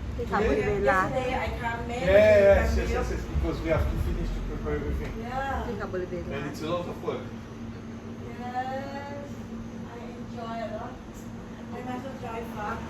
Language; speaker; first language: English; non-native, learner; Thai